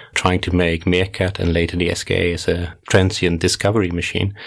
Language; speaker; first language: English; non-native, fluent; Dutch